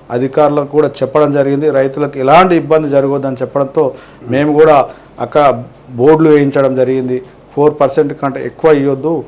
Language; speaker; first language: Telugu; native; Telugu